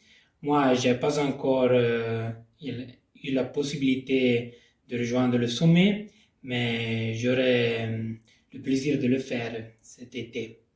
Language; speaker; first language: French; non-native, local second language; Italian